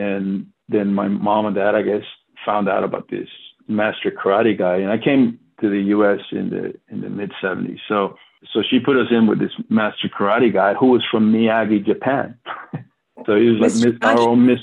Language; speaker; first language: English; non-native, fluent; Spanish